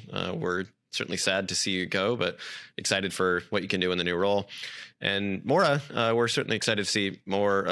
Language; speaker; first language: English; native; English